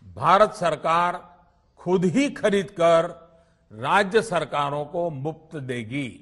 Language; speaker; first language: Hindi; non-native, local second language; Gujarati